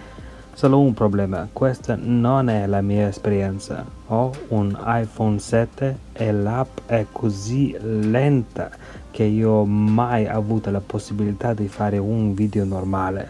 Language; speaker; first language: Italian; non-native, learner; English